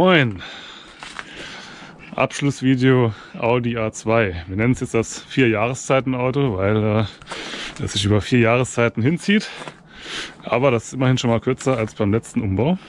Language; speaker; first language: German; native; German